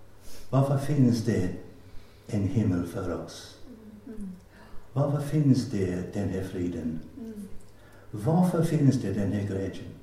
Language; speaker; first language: Swedish; non-native, fluent; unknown